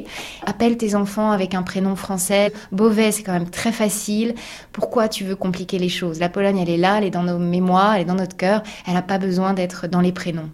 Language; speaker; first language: French; native; French